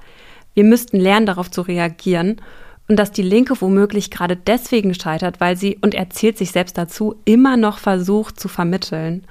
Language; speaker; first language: German; native; German